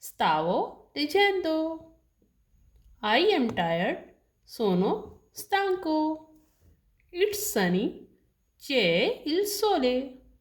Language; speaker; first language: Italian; non-native, learner; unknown